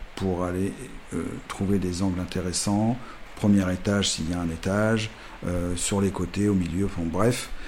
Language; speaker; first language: French; native; French